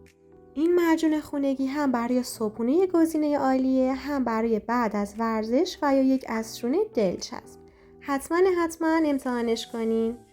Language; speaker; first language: Persian; native; Persian